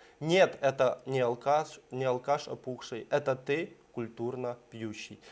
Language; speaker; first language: Russian; native; Russian